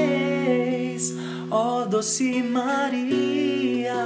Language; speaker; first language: Portuguese; native; Portuguese